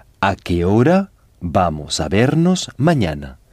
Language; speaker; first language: Spanish; non-native, fluent; French